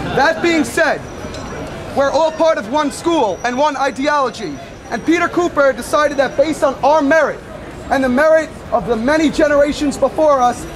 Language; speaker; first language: English; native; English